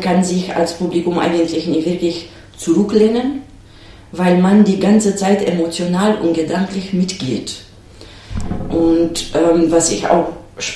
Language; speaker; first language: German; non-native, fluent; Romanian